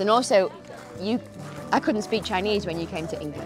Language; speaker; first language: English; native; English